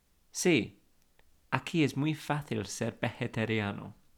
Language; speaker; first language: Spanish; non-native, fluent; English